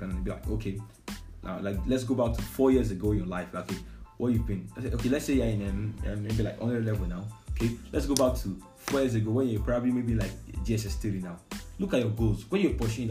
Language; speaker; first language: English; non-native, local second language; Yoruba